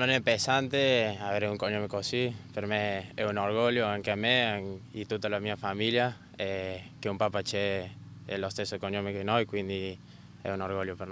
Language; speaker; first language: Italian; non-native, learner; Spanish